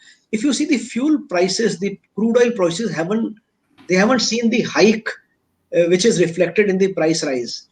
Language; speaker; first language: English; non-native, local second language; Hindi